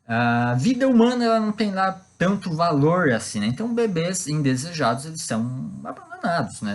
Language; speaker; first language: Portuguese; native; Portuguese